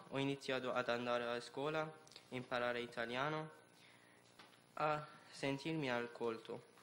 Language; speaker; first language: Italian; non-native, learner; Persian